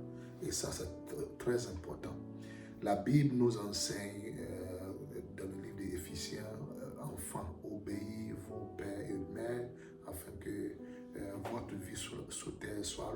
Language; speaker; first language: French; non-native, fluent; Akan